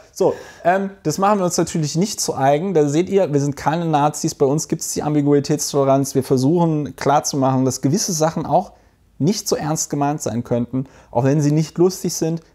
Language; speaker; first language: German; native; German